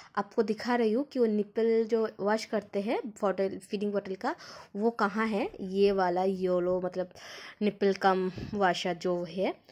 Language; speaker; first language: Hindi; non-native, local second language; Bangla